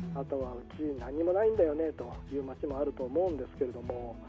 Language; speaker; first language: Japanese; native; Japanese